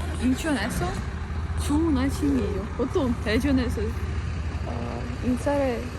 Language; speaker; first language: Korean; non-native, fluent; Ukrainian